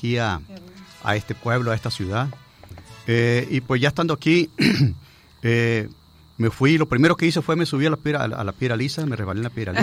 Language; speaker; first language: Spanish; native; Spanish